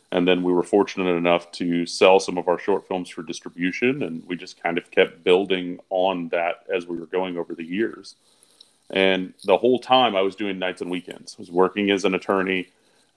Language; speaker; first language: English; native; English